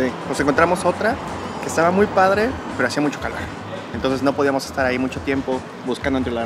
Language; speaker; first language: Spanish; native; Spanish